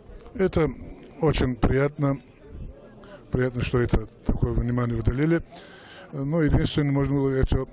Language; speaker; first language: Russian; non-native, local second language; Avaric